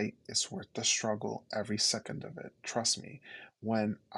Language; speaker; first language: English; early bilingual, other home language; Spanish